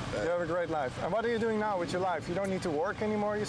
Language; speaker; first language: English; non-native, fluent; Dutch